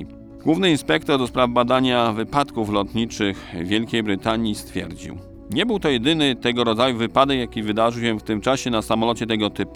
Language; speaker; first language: Polish; native; Polish